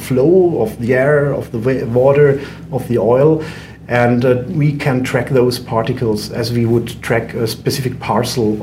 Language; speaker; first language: English; non-native, fluent; German